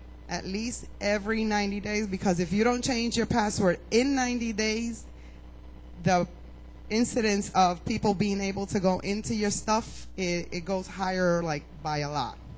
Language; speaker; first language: English; early bilingual, other home language; Spanish